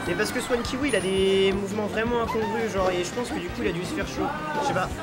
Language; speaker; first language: French; native; French